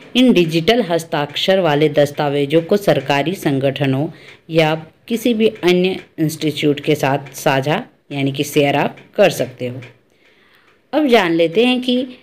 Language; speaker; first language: Hindi; native; Hindi